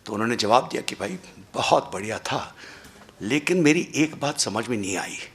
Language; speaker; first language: Hindi; non-native, local second language; Marathi